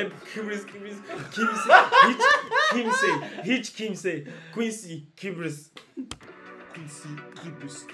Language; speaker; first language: Turkish; non-native, learner; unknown